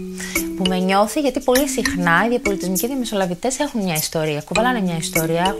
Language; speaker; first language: Greek; native; Greek